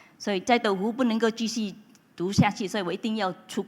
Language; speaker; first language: Chinese; non-native, local second language; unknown